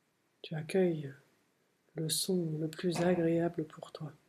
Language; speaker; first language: French; native; French